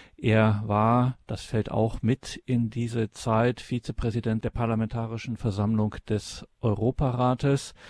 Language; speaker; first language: German; native; German